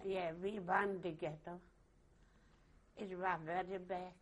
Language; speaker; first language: English; non-native, learner; Yiddish